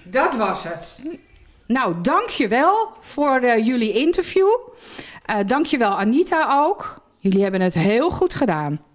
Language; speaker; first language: Dutch; native; Dutch